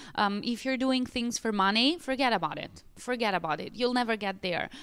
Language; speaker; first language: English; non-native, fluent; Italian